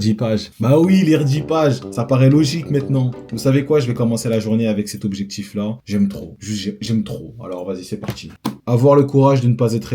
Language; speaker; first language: French; native; French